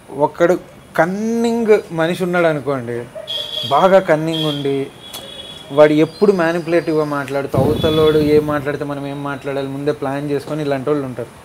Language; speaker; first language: Telugu; native; Telugu